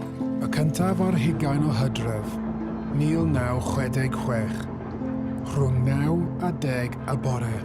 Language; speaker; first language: Welsh; native; Welsh